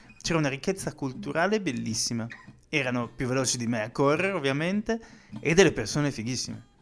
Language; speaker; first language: Italian; native; Italian